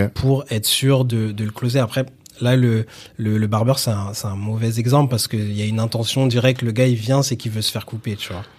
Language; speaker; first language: French; native; French